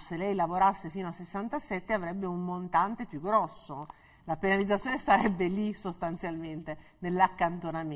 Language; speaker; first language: Italian; native; Italian